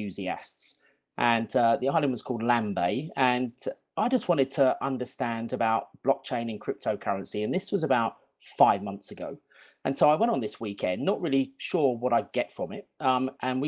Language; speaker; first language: English; native; English